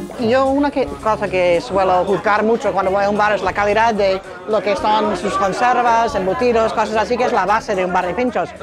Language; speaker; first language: Spanish; non-native, fluent; English